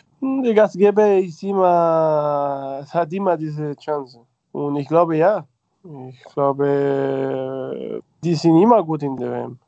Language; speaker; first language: German; non-native, fluent; Spanish